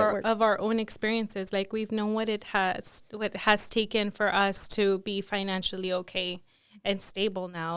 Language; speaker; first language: English; early bilingual, other home language; Spanish